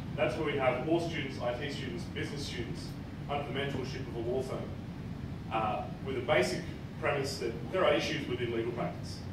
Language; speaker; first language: English; native; English